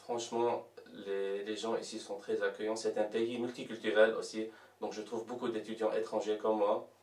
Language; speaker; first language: French; non-native, local second language; Arabic